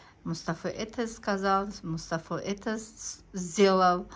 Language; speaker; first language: Russian; non-native, local second language; Tajik